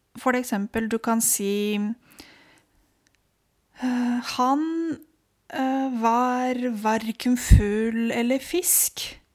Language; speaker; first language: Norwegian; non-native, fluent; Spanish